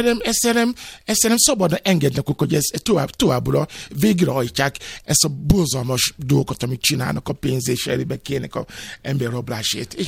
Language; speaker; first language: Hungarian; non-native, learner; Yoruba